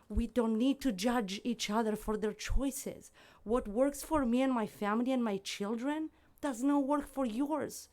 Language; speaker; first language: English; non-native, fluent; Italian